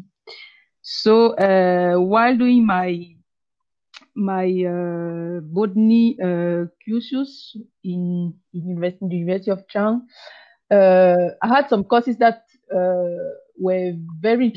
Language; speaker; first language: English; non-native, local second language; French